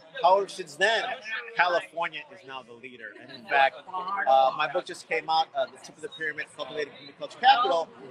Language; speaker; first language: English; early bilingual, other home language; Spanish